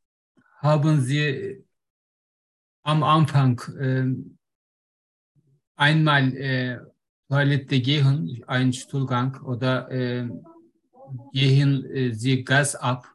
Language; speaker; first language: German; non-native, learner; Turkish